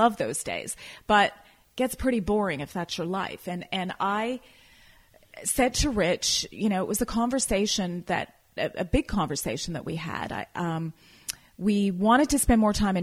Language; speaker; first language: English; native; English